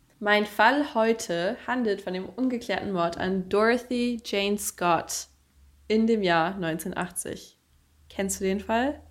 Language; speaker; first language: German; native; German